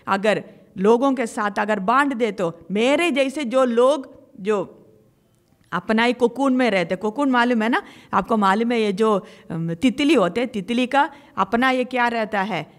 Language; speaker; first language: Hindi; non-native, local second language; Malayalam